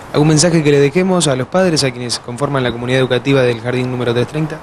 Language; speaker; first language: Spanish; native; Spanish